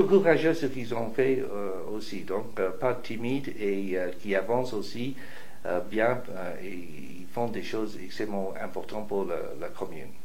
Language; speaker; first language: French; non-native, fluent; English